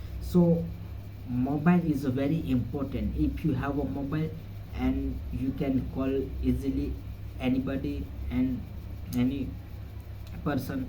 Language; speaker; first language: English; non-native, learner; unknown